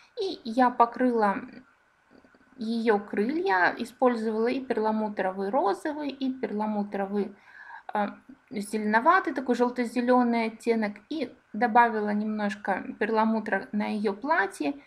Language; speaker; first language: Russian; native; Russian